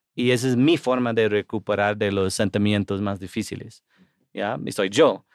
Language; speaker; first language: Spanish; non-native, fluent; English